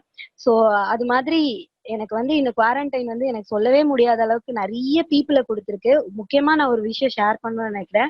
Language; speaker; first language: Tamil; native; Tamil